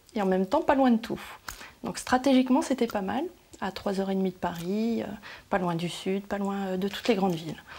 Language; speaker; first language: French; native; French